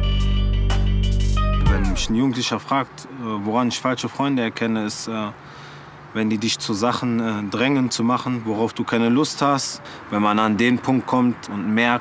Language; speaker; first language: German; early bilingual, other home language; French